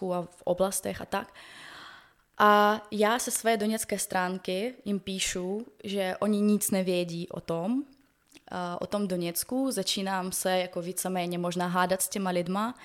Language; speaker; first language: Czech; non-native, fluent; Ukrainian